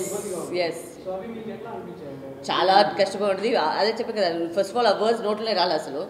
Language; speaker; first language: Telugu; non-native, local second language; Tamil